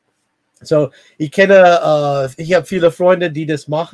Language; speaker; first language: German; non-native, learner; English